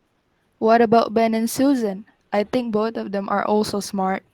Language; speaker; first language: English; non-native, learner; Indonesian